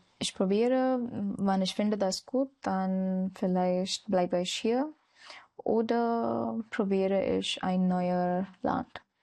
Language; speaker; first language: German; non-native, learner; Marathi